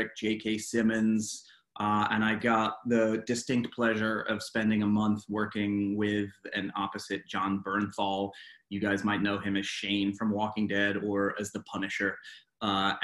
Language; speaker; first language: English; native; English